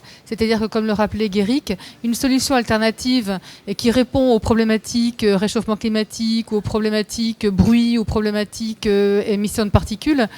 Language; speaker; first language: French; native; French